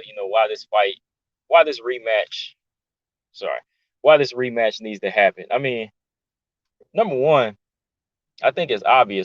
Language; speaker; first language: English; native; English